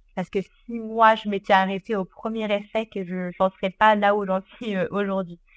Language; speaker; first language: French; native; French